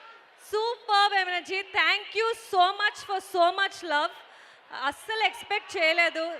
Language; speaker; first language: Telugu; non-native, local second language; Kannada